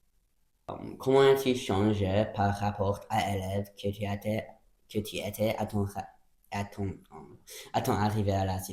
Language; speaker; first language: French; non-native, local second language; English